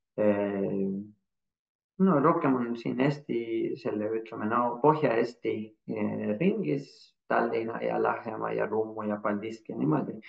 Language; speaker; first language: Estonian; non-native, fluent; Spanish